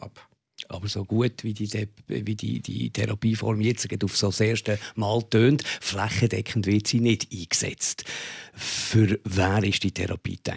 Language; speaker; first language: German; native; German